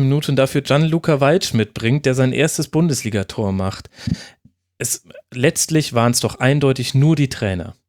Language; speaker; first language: German; native; German